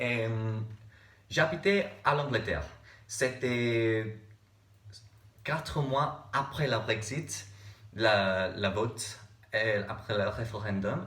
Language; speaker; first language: French; non-native, learner; English